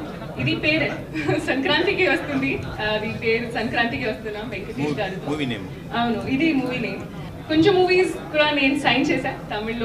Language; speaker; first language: Telugu; non-native, local second language; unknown